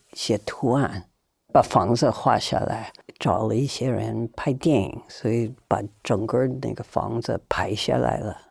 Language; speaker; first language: Chinese; non-native, fluent; English